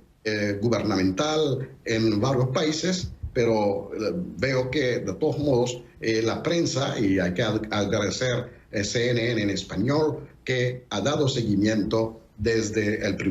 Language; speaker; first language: Spanish; non-native, fluent; Haitian Creole